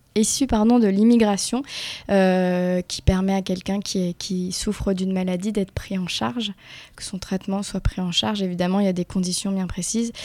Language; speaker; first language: French; native; French